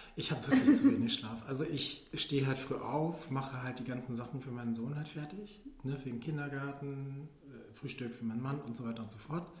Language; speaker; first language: German; early bilingual, other home language; Filipino